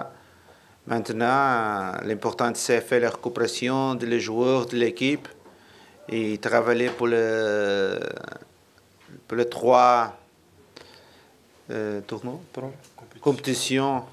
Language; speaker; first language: French; non-native, learner; Portuguese